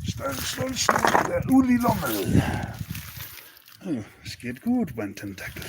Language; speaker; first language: German; non-native, learner; Spanish